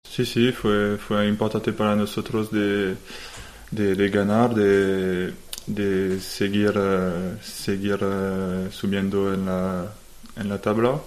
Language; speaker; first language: Spanish; non-native, learner; French